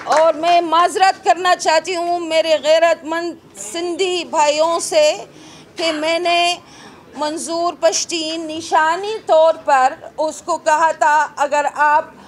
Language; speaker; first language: Urdu; non-native, fluent; Arabic